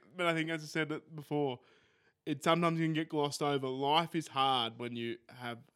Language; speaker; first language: English; native; English